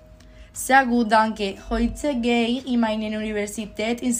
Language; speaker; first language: German; non-native, learner; Spanish